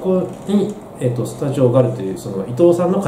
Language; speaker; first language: Japanese; native; Japanese